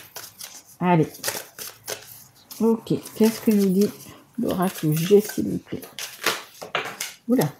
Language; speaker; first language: French; native; French